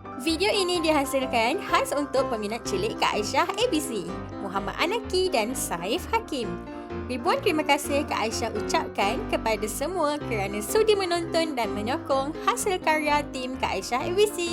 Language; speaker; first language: Malay; native; Malay